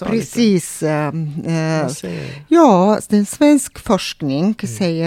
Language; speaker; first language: Swedish; non-native, fluent; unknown